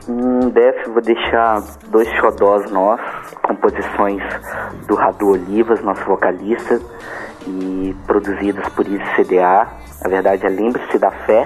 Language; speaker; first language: Portuguese; native; Portuguese